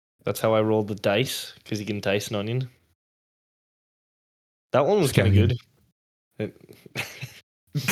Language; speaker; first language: English; native; English